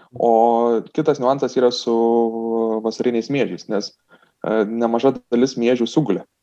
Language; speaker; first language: Lithuanian; native; Lithuanian